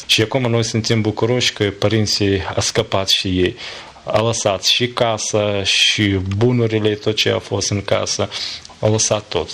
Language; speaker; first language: Romanian; non-native, learner; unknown